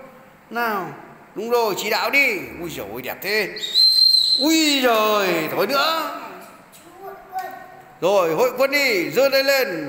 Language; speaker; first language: Vietnamese; native; Vietnamese